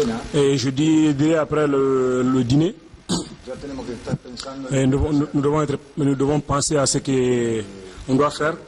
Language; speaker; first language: French; non-native, fluent; Spanish